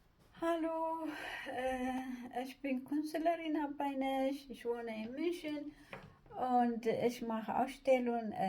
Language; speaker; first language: German; non-native, learner; Amharic